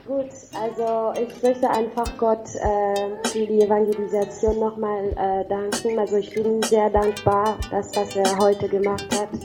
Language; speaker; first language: German; non-native, fluent; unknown